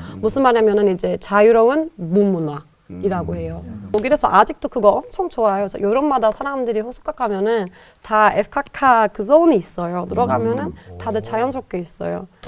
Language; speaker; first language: Korean; non-native, fluent; German